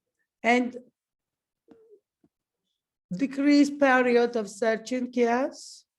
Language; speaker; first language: English; non-native, learner; Georgian